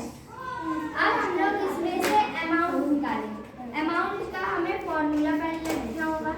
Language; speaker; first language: Hindi; native; Hindi